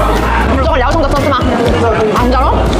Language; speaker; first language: Chinese; non-native, learner; Korean